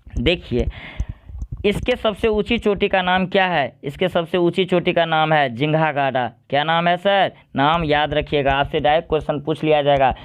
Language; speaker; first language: Hindi; native; Hindi